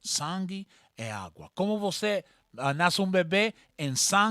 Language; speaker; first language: Portuguese; non-native, learner; Spanish